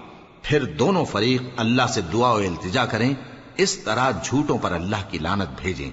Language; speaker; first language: Urdu; native; Urdu